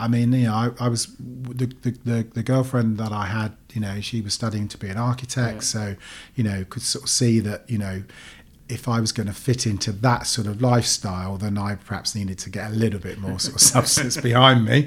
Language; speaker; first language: English; native; English